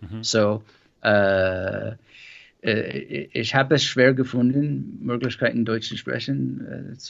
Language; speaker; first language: German; non-native, learner; English